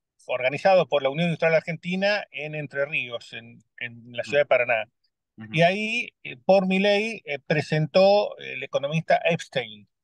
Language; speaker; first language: Spanish; native; Spanish